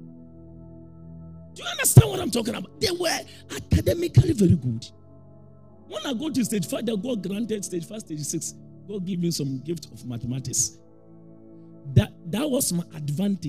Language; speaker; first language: English; non-native, local second language; Akan